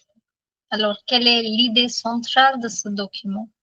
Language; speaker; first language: French; non-native, fluent; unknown